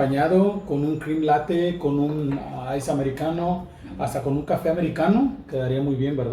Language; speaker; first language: Spanish; native; Spanish